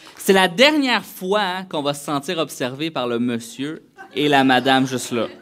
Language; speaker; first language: French; native; French